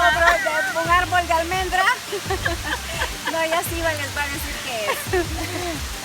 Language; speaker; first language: Spanish; native; Spanish